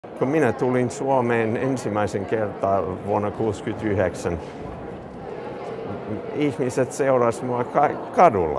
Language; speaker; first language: Finnish; non-native, fluent; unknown